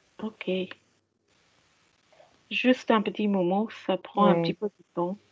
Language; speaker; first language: French; non-native, fluent; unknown